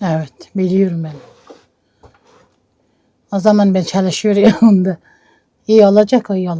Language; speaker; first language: Turkish; non-native, learner; Mongolian